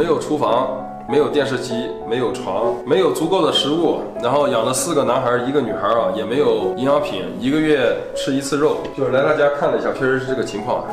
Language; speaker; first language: Chinese; native; Chinese